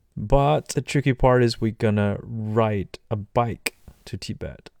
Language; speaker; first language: English; non-native, fluent; Chinese